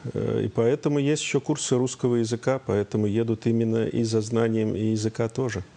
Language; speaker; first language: Russian; native; Russian